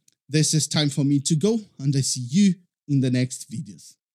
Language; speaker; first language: English; non-native, fluent; Portuguese